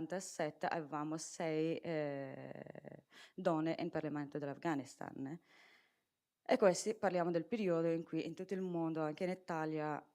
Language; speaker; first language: Italian; non-native, fluent; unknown